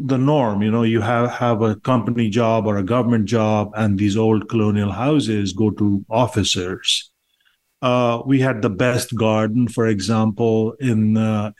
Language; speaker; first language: English; non-native, local second language; Bangla